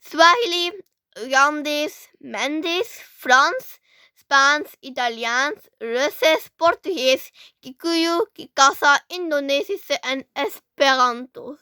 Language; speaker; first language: Dutch; early bilingual, other home language; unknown